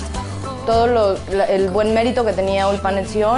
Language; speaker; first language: Spanish; native; Spanish